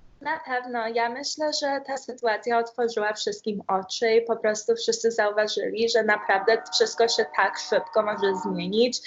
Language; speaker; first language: Polish; early bilingual, heritage; Polish